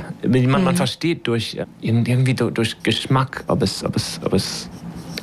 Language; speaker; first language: German; non-native, fluent; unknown